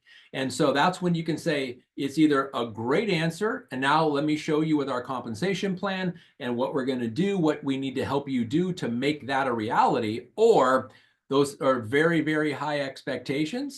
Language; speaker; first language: English; native; English